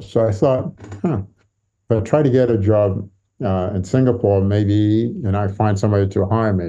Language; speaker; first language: English; non-native, local second language; Yoruba